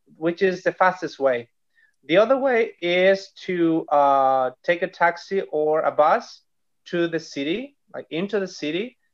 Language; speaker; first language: English; non-native, fluent; Spanish